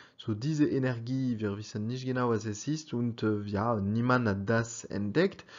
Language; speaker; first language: German; non-native, learner; French